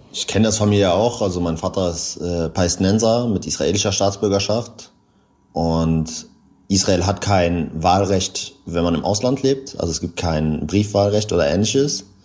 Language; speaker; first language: German; native; German